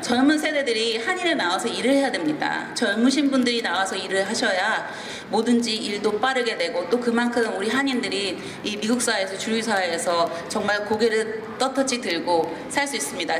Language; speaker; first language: Korean; native; Korean